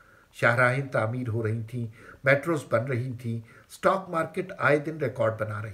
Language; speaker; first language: Urdu; native; Urdu